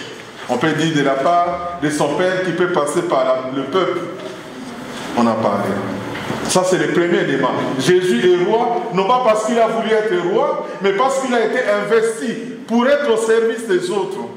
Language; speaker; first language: French; non-native, local second language; Lingala